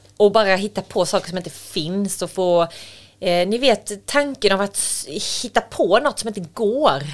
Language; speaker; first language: Swedish; native; Swedish